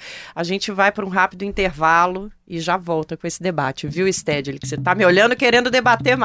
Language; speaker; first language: Portuguese; native; Portuguese